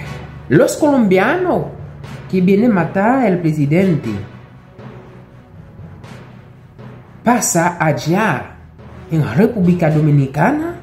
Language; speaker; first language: Spanish; non-native, local second language; Haitian Creole